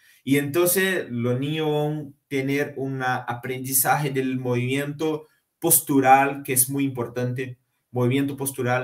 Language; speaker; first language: Spanish; non-native, fluent; Portuguese